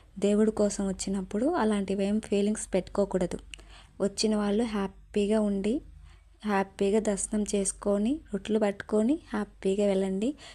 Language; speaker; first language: Telugu; non-native, local second language; Urdu